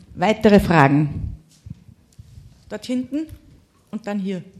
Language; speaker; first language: German; native; German